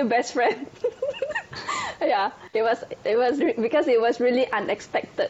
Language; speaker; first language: English; non-native, local second language; Malay